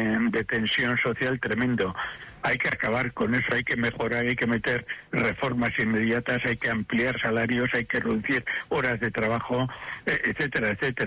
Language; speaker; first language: Spanish; native; Spanish